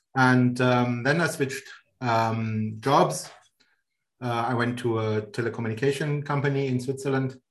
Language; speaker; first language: English; non-native, fluent; German